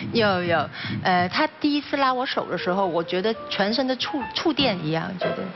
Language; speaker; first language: Chinese; non-native, local second language; Cantonese